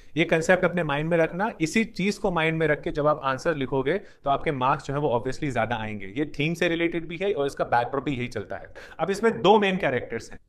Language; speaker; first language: Hindi; native; Hindi